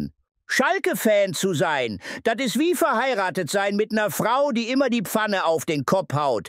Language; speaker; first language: German; native; German